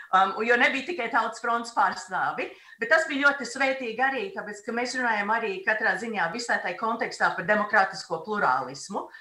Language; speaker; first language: Latvian; native; Latvian